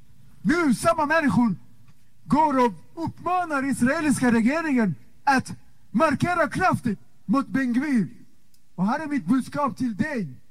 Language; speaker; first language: Swedish; non-native, fluent; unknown